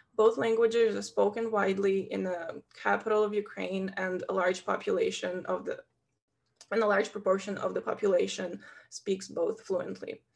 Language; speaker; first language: English; non-native, fluent; Ukrainian